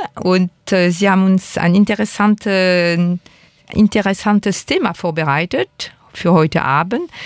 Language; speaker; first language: German; non-native, fluent; French